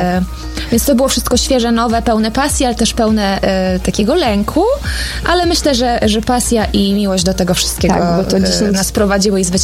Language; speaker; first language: Polish; native; Polish